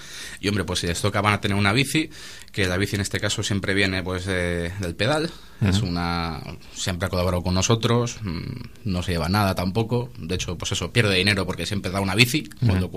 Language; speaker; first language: Spanish; native; Spanish